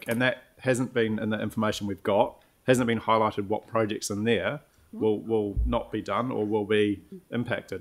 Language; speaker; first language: English; native; English